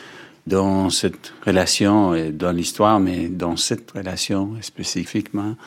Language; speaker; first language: French; non-native, fluent; Danish